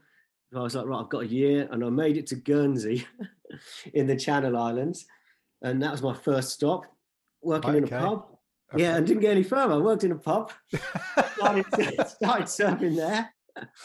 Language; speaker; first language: English; native; English